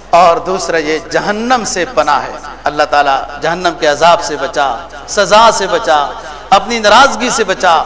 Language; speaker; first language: Urdu; native; Urdu